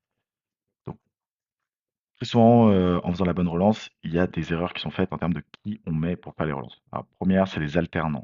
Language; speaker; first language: French; native; French